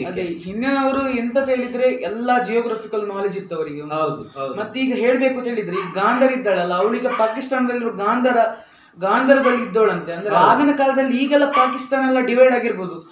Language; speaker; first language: Kannada; native; Kannada